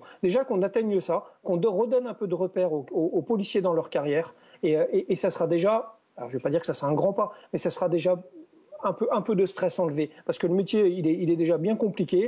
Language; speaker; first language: French; native; French